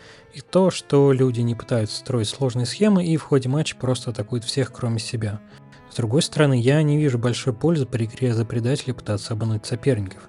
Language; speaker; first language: Russian; native; Russian